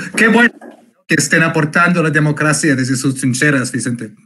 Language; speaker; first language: Spanish; non-native, fluent; English